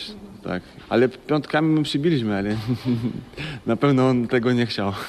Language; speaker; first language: Polish; non-native, fluent; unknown